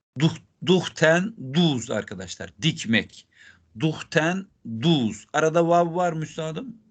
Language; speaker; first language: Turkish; native; Turkish